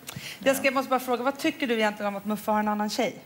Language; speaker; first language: Swedish; native; Swedish